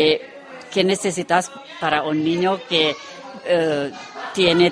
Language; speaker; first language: Spanish; non-native, learner; Romanian